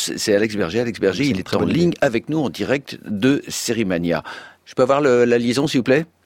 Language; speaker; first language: French; native; French